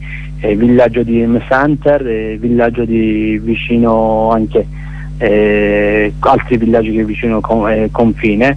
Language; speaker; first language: Italian; non-native, learner; Kurdish